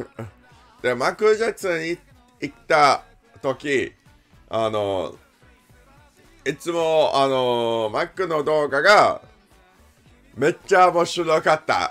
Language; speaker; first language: Japanese; non-native, learner; English